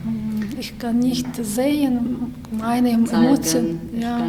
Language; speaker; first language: German; non-native, learner; Ukrainian